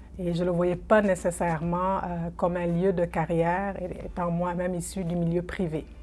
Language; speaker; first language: French; non-native, local second language; Wolof